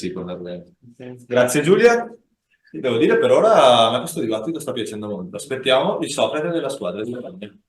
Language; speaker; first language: Italian; native; Italian